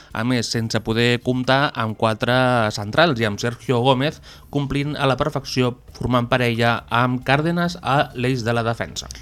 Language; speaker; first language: Catalan; native; Catalan